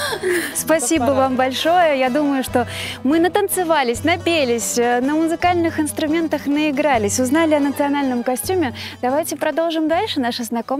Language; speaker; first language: Russian; native; Russian